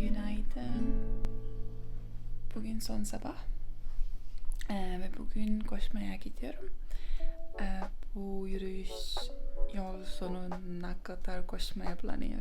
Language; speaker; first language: Turkish; non-native, learner; Estonian